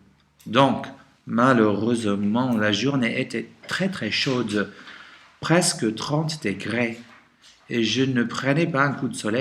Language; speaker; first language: French; non-native, learner; English